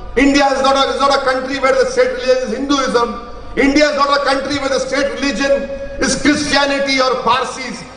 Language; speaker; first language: English; non-native, local second language; Urdu